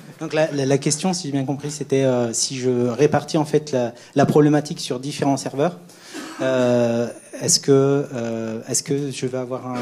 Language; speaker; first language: French; native; French